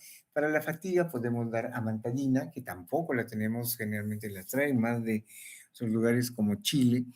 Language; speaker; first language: Spanish; native; Spanish